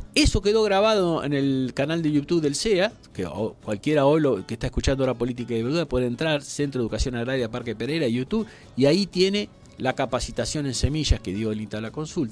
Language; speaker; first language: Spanish; native; Spanish